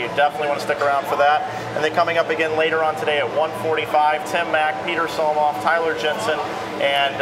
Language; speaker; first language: English; native; English